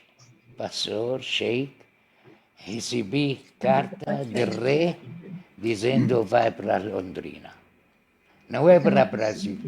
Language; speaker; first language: Portuguese; non-native, learner; Arabic